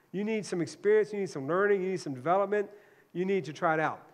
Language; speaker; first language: English; native; English